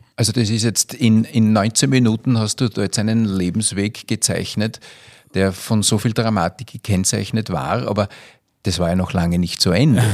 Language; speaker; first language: German; native; German